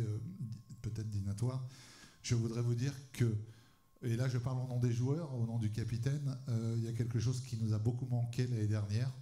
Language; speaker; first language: French; native; French